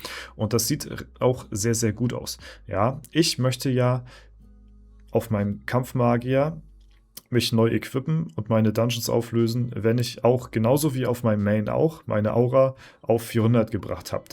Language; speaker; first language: German; native; German